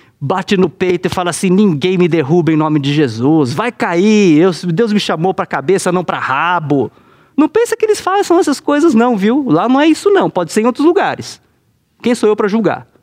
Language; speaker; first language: Portuguese; native; Portuguese